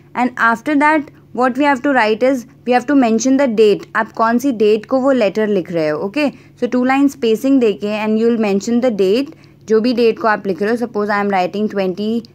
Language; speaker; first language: Hindi; native; Hindi